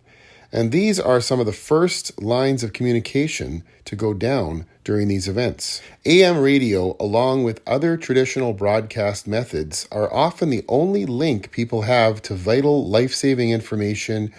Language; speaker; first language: English; native; English